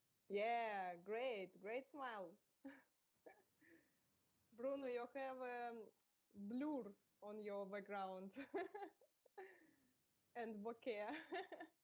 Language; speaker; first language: English; non-native, fluent; Russian